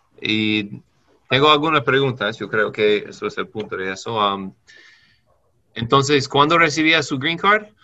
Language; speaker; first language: Spanish; non-native, learner; English